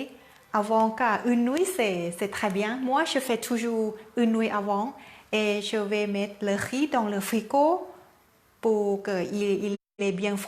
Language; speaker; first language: French; non-native, learner; Thai